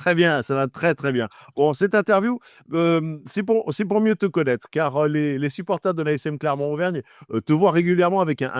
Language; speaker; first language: French; native; French